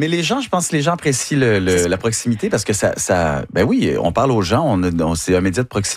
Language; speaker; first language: French; native; French